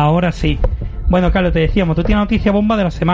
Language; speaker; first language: Spanish; native; Spanish